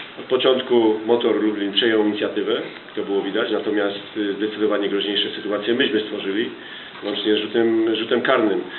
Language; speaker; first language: Polish; native; Polish